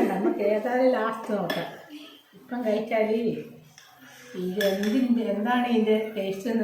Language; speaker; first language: Malayalam; native; Malayalam